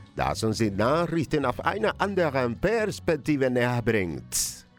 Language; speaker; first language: German; non-native, fluent; Spanish